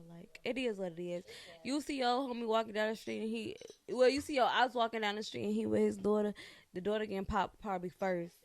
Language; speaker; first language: English; native; English